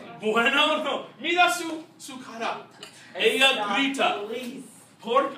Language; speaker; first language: Spanish; non-native, fluent; English